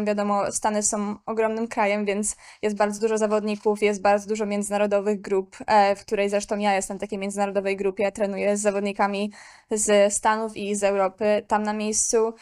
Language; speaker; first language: Polish; native; Polish